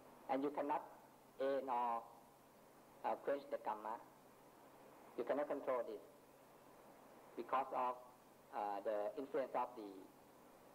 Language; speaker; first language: English; non-native, fluent; Thai